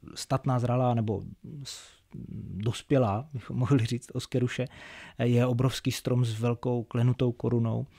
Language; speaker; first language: Czech; native; Czech